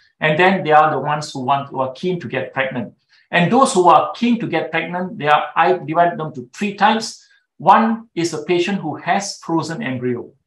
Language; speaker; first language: English; non-native, local second language; Tamil